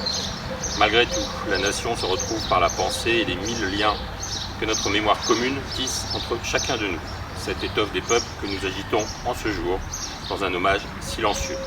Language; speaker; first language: French; native; French